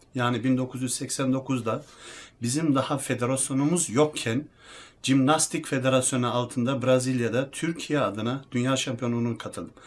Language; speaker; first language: Turkish; early bilingual, heritage; Turkish